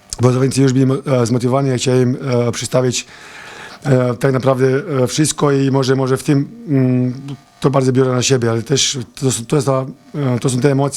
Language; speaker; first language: Polish; non-native, fluent; Serbian